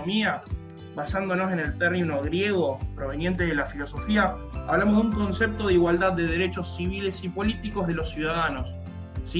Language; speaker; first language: Spanish; native; Spanish